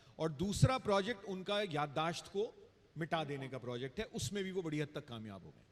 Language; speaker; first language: Urdu; native; Urdu